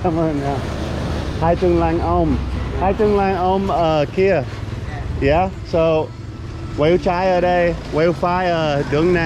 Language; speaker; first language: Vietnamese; non-native, learner; English